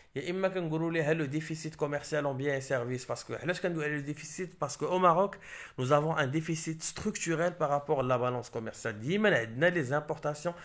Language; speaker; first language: French; non-native, local second language; Arabic